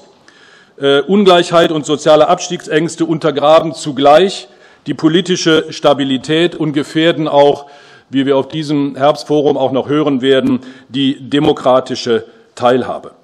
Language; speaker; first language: German; native; German